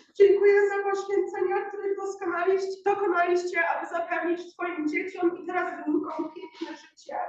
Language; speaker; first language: Polish; early bilingual, heritage; Polish